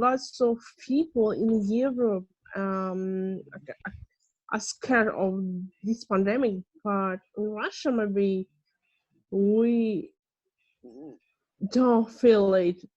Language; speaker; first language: English; non-native, fluent; Russian